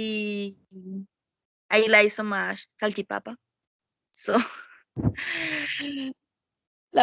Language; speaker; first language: English; non-native, learner; Spanish